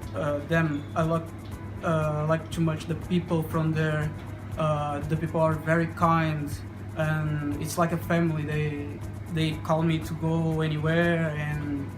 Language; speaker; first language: English; non-native, learner; Portuguese